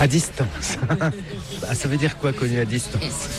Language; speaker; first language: French; native; French